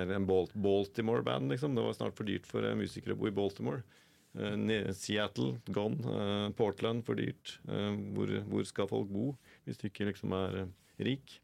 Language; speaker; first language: Norwegian; native; Norwegian